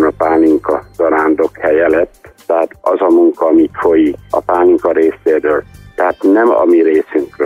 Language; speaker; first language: Hungarian; native; Hungarian